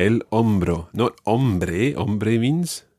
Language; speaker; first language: Spanish; non-native, fluent; English